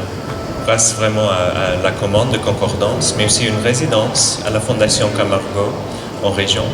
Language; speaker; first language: French; non-native, fluent; English